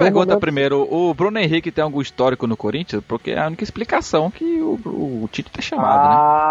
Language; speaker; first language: Portuguese; native; Portuguese